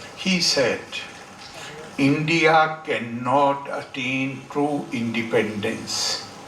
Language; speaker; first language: English; non-native, local second language; Hindi